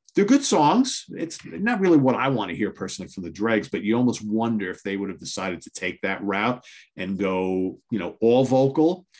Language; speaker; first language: English; native; English